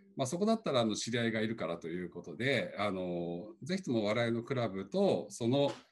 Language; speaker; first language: Japanese; native; Japanese